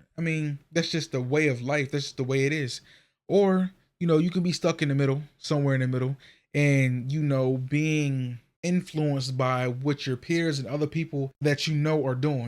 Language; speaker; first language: English; native; English